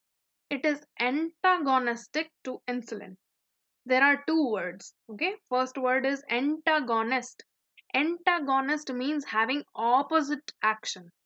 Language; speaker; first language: English; non-native, local second language; Hindi